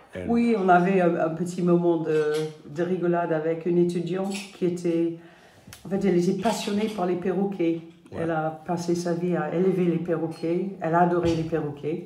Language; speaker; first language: French; non-native, fluent; English